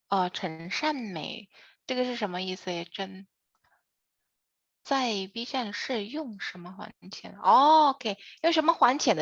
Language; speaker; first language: Chinese; non-native, fluent; Indonesian